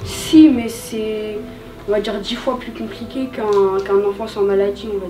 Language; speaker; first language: French; native; French